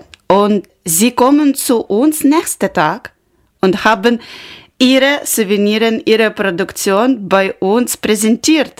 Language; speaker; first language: German; non-native, learner; Ukrainian